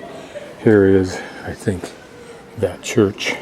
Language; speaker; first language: English; native; English